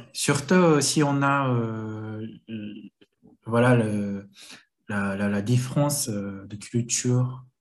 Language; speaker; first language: French; non-native, learner; Japanese